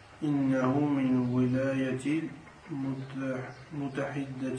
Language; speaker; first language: Arabic; non-native, learner; French